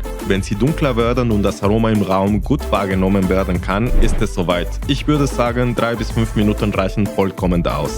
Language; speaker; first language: German; non-native, fluent; Spanish